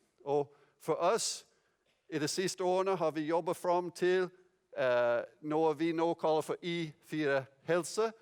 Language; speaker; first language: Norwegian; non-native, fluent; English